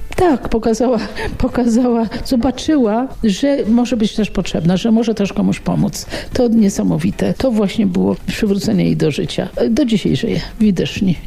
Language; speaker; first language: Polish; native; Polish